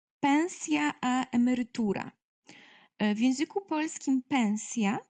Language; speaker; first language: Ukrainian; non-native, learner; Polish